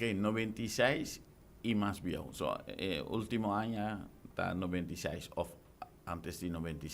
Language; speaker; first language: Spanish; non-native, local second language; Papiamento